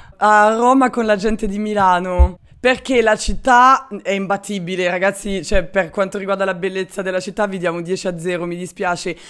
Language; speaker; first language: Italian; non-native, fluent; French